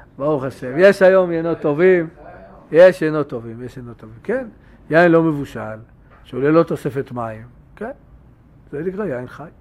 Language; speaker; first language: Hebrew; native; Hebrew